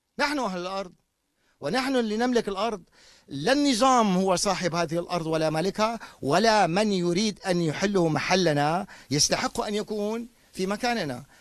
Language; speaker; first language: Arabic; native; Arabic